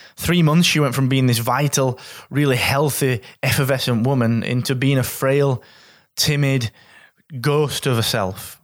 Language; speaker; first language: English; native; English